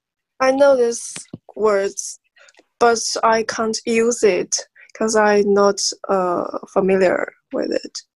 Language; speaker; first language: English; non-native, learner; Chinese